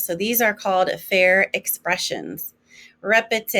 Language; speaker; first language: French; non-native, fluent; English